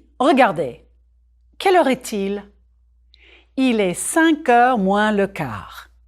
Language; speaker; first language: French; non-native, fluent; English